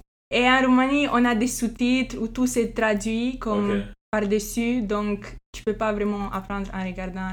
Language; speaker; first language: French; non-native, fluent; Romanian